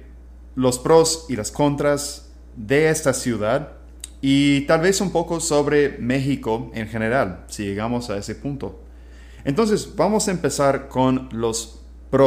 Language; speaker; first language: Spanish; non-native, fluent; English